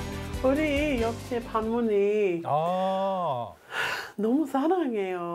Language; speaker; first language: Korean; non-native, learner; English